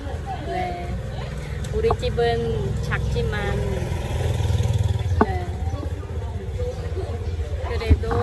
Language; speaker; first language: Korean; non-native, fluent; Khmer